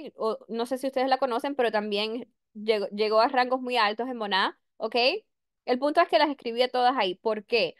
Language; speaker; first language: Spanish; early bilingual, heritage; Spanish